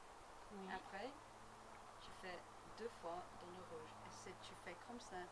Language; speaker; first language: French; non-native, learner; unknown